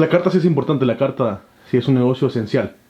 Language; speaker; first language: Spanish; native; Spanish